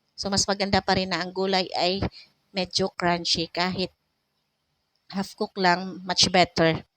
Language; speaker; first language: Filipino; non-native, local second language; Cebuano